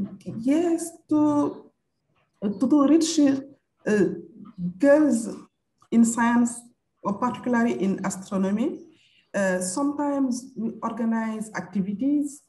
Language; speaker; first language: English; non-native, fluent; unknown